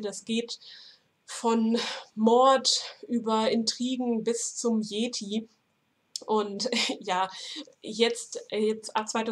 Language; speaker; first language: German; native; German